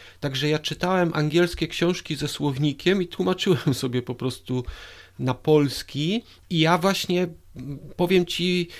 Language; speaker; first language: Polish; native; Polish